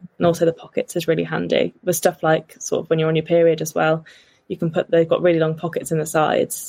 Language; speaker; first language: English; native; English